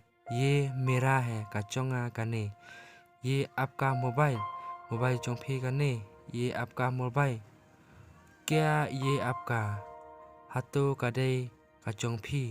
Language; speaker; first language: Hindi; non-native, local second language; Khasi